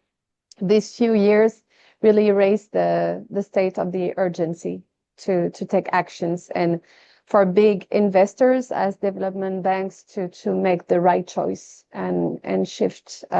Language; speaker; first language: English; non-native, fluent; French